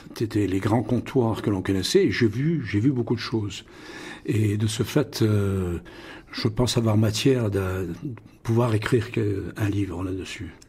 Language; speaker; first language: French; non-native, local second language; Russian